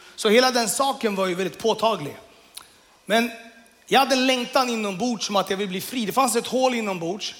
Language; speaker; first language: Swedish; early bilingual, other home language; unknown